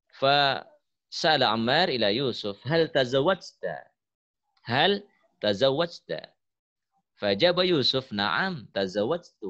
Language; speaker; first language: Arabic; non-native, fluent; Indonesian